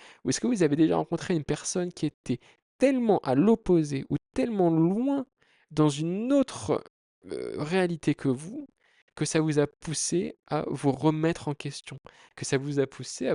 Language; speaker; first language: French; native; French